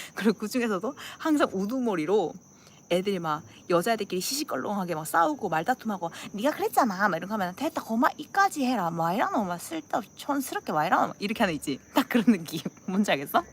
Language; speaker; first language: Korean; native; Korean